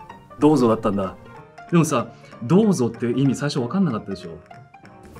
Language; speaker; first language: Japanese; native; Japanese